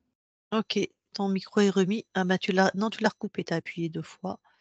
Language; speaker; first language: French; native; French